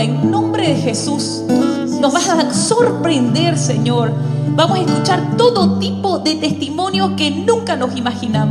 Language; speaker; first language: Spanish; native; Spanish